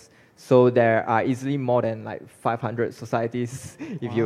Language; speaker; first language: English; non-native, local second language; Chinese